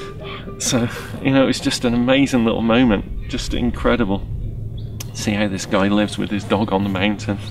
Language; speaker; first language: English; native; English